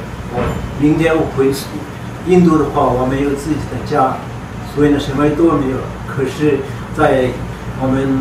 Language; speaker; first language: Chinese; non-native, learner; Tibetan